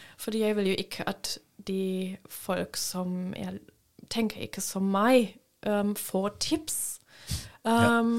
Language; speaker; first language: Norwegian; non-native, fluent; German